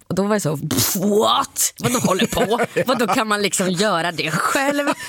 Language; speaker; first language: Swedish; native; Swedish